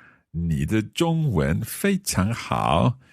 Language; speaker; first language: Chinese; non-native, learner; English